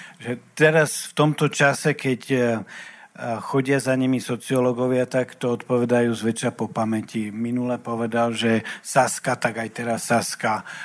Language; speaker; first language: Slovak; native; Slovak